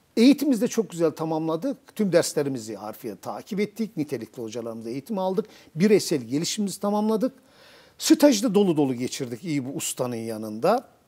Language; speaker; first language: Turkish; native; Turkish